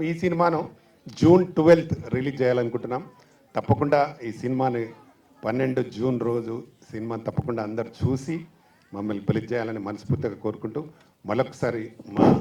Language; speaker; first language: Telugu; native; Telugu